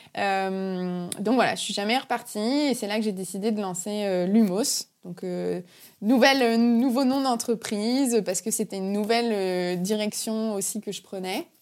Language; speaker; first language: French; native; French